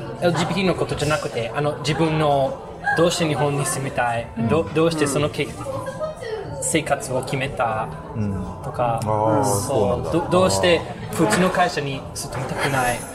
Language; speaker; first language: Japanese; non-native, learner; English